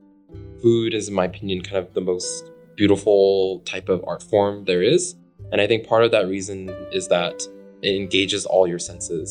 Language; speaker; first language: English; native; English